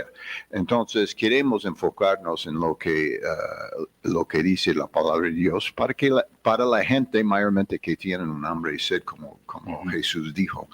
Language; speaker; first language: Spanish; non-native, fluent; English